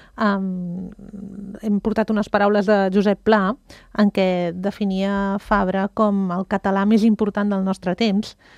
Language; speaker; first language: Catalan; native; Catalan